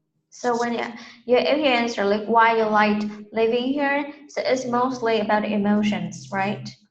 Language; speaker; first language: English; non-native, fluent; Vietnamese